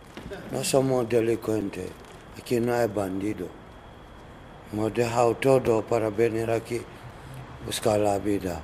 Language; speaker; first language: Spanish; non-native, learner; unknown